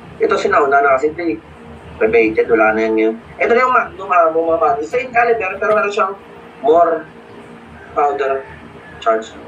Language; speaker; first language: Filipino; non-native, local second language; Hiligaynon